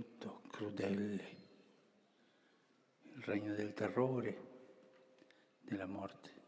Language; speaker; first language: Italian; early bilingual, heritage; Spanish